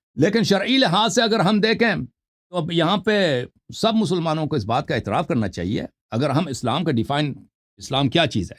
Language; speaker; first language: Urdu; non-native, fluent; Persian